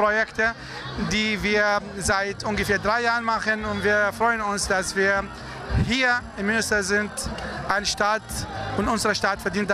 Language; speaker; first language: German; non-native, fluent; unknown